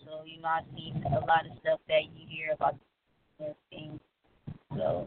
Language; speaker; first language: English; native; English